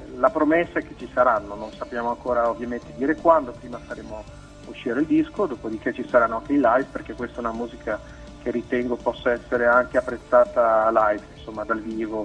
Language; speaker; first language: Italian; native; Italian